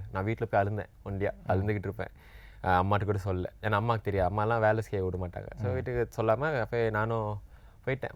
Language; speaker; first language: Tamil; non-native, local second language; Malay